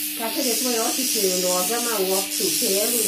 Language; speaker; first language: Serbian; native; Serbian